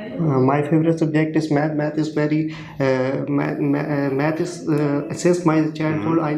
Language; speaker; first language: English; non-native, learner; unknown